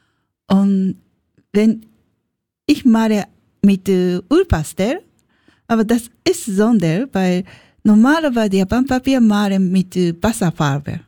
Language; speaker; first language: German; non-native, learner; Japanese